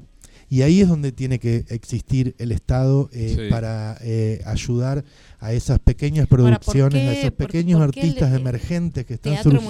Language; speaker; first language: Spanish; native; Spanish